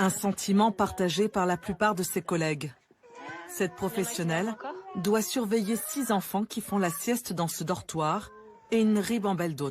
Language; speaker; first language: French; native; French